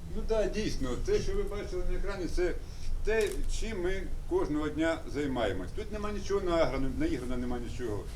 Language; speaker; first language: Ukrainian; native; Ukrainian